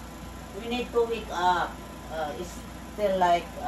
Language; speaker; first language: English; non-native, learner; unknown